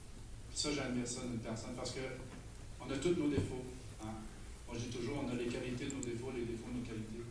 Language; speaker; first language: French; native; French